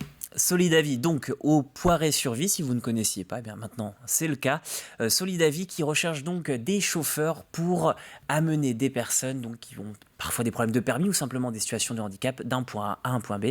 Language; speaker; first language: French; native; French